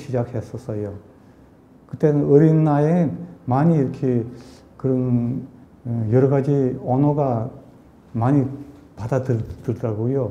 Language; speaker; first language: Korean; early bilingual, heritage; Korean